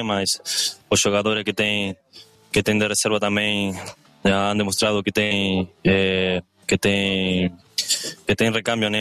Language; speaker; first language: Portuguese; non-native, learner; Spanish